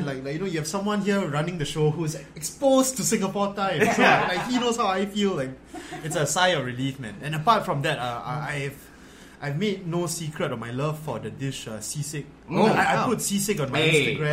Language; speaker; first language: English; native; English